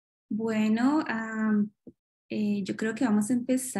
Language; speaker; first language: Spanish; non-native, fluent; Portuguese